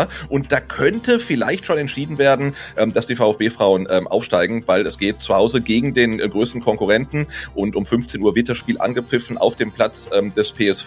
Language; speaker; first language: German; native; German